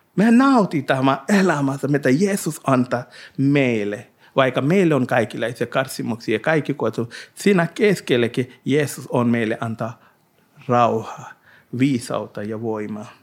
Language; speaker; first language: Finnish; non-native, learner; Hindi